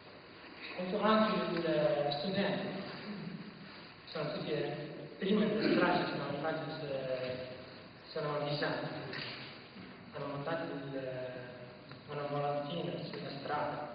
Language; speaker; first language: Italian; non-native, learner; Kurdish